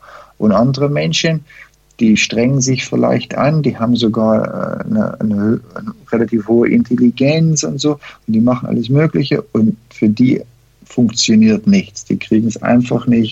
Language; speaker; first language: German; early bilingual, heritage; German